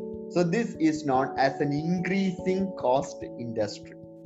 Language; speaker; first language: English; non-native, local second language; Malayalam